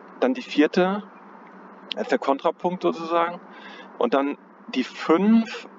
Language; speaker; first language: German; native; German